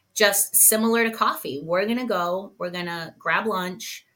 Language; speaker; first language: English; native; English